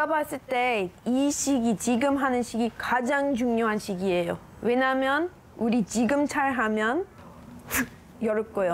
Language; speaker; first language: Korean; non-native, learner; English